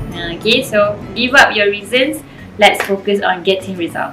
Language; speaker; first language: English; non-native, local second language; Malay